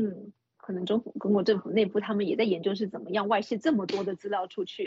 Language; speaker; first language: Chinese; native; Chinese